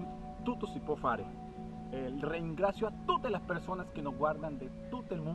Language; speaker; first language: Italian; non-native, learner; Spanish